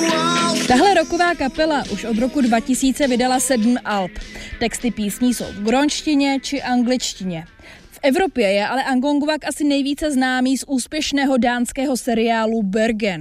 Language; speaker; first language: Czech; native; Czech